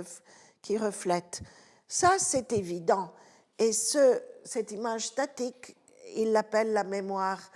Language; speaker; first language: French; non-native, fluent; Italian